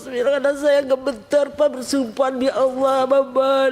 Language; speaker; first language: Indonesian; non-native, local second language; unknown